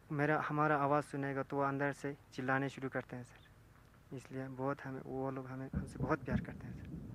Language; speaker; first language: Urdu; non-native, local second language; Ladakhi